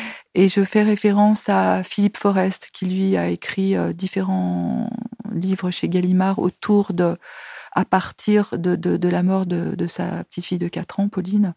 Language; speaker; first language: French; native; French